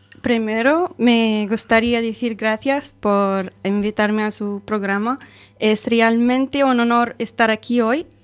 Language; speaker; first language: Spanish; non-native, learner; Arabic